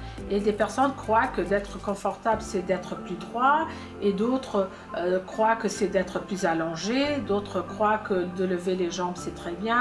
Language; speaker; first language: French; non-native, fluent; Portuguese